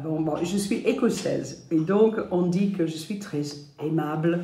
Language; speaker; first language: French; non-native, fluent; English